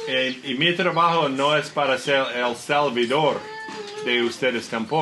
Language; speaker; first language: Spanish; non-native, learner; English